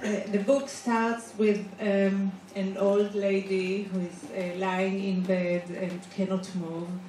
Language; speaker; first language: English; non-native, fluent; Hebrew